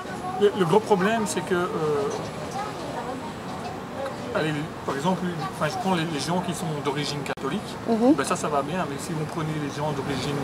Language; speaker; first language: French; native; French